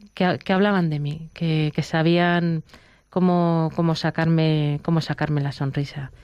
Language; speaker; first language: Spanish; native; Spanish